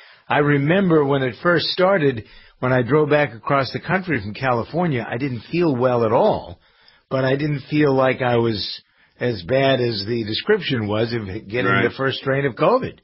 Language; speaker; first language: English; native; English